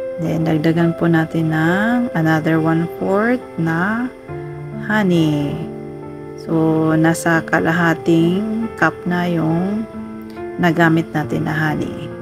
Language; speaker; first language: Filipino; non-native, local second language; Cebuano